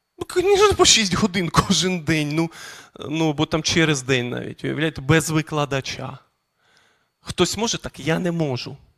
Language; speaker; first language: Ukrainian; non-native, local second language; Russian